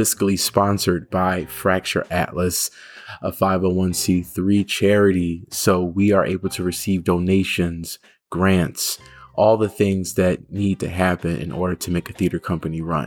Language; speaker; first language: English; native; English